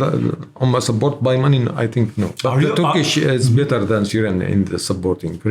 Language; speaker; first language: English; non-native, learner; Arabic